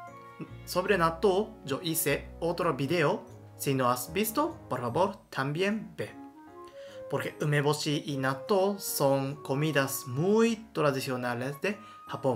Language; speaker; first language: Spanish; non-native, learner; Japanese